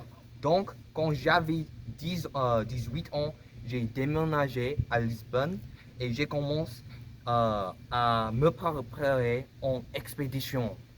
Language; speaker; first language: French; non-native, learner; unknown